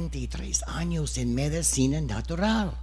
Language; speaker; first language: Spanish; non-native, learner; English